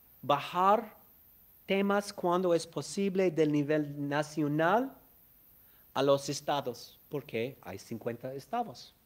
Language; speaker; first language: Spanish; non-native, fluent; English